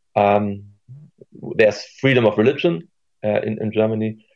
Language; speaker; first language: English; non-native, fluent; German